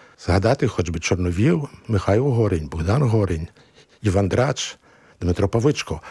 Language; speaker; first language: Ukrainian; early bilingual, heritage; Ukrainian